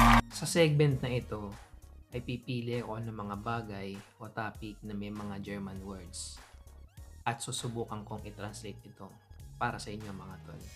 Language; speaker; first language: Filipino; native; Filipino